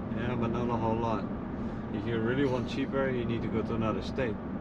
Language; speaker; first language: English; non-native, fluent; Dutch